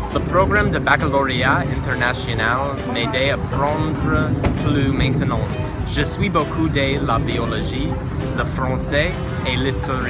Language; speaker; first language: French; non-native, learner; English